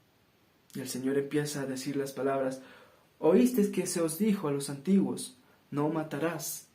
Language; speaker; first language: Spanish; native; Spanish